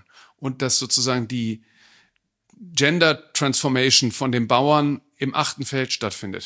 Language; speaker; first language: German; native; German